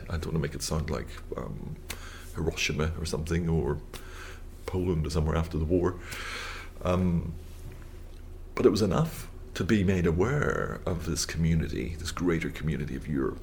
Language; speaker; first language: English; native; English